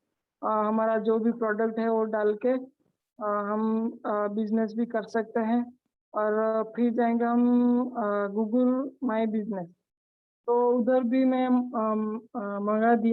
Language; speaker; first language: Hindi; non-native, local second language; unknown